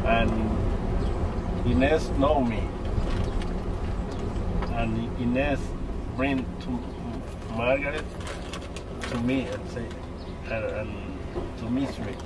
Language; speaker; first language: English; non-native, learner; Spanish